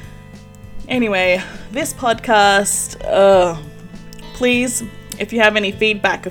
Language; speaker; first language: English; native; English